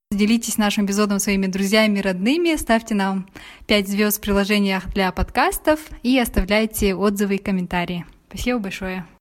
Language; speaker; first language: Russian; native; Russian